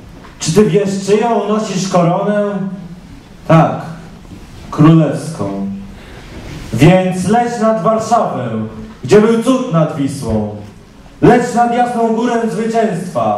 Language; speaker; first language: Polish; native; Polish